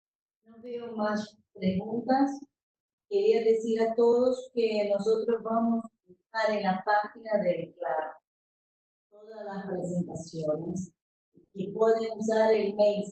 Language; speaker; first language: Spanish; non-native, fluent; Portuguese